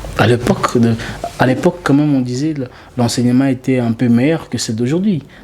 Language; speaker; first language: French; non-native, local second language; Lingala